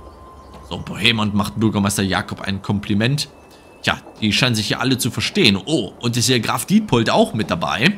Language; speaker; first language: German; native; German